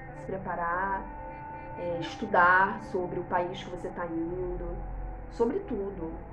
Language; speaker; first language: Portuguese; native; Portuguese